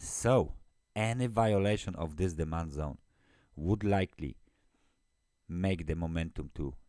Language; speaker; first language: English; non-native, fluent; Polish